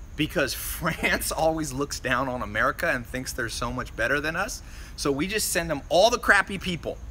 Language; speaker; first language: English; native; English